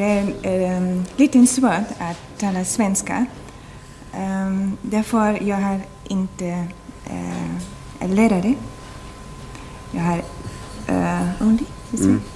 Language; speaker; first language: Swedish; non-native, learner; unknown